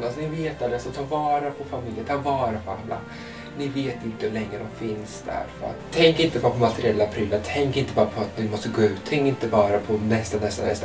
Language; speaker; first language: Swedish; native; Swedish